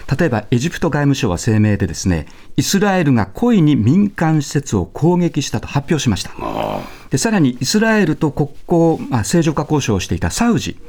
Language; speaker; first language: Japanese; native; Japanese